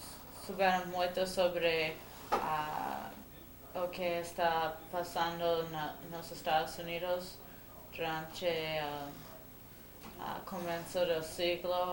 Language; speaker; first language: Portuguese; non-native, fluent; Spanish